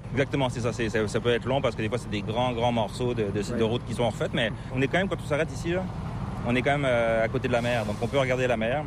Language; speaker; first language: French; native; French